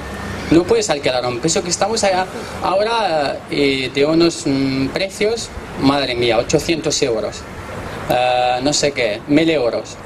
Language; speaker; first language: Spanish; non-native, learner; Arabic